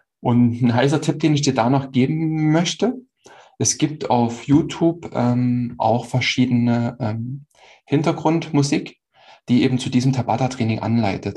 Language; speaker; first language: German; native; German